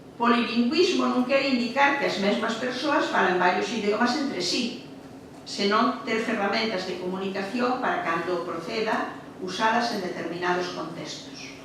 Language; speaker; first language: Galician; native; Galician